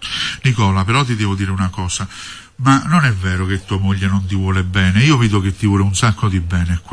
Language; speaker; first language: Italian; native; Italian